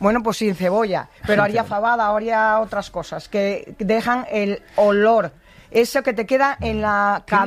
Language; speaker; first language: Spanish; native; Spanish